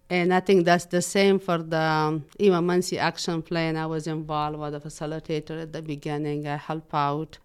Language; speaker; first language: English; non-native, fluent; Persian